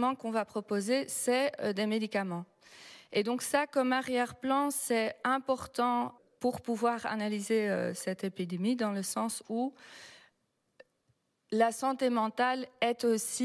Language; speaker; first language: French; non-native, fluent; Dutch